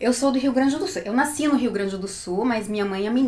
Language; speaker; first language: Portuguese; early bilingual, heritage; Portuguese